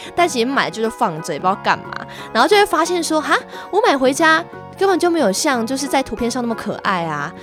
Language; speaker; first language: Chinese; non-native, local second language; Hakka Chinese